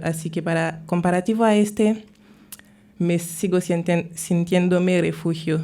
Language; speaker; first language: Spanish; non-native, fluent; Haitian Creole